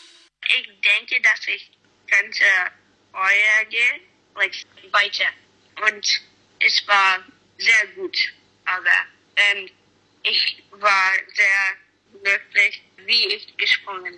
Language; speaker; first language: German; non-native, learner; English